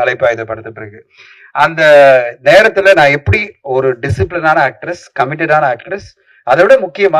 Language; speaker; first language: Tamil; native; Tamil